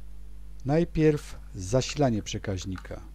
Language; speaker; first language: Polish; native; Polish